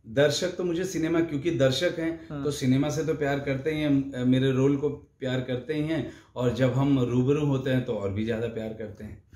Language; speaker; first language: Hindi; native; Hindi